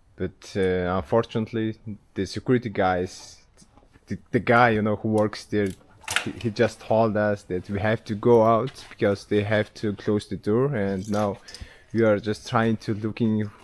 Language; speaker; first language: English; non-native, learner; Mongolian